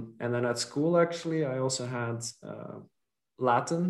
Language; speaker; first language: English; non-native, fluent; Dutch